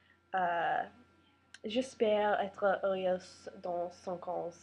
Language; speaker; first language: French; non-native, learner; English